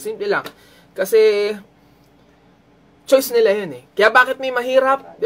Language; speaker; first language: Filipino; native; Filipino